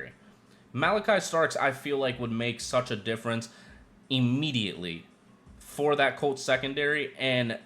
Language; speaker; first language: English; native; English